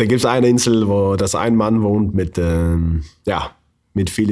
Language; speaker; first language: German; non-native, learner; Faroese